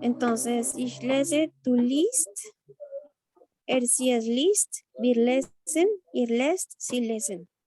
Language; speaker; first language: German; non-native, fluent; Spanish